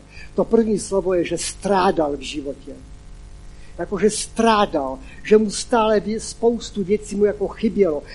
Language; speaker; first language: Czech; non-native, local second language; Polish